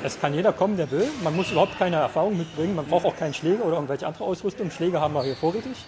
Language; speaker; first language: German; native; German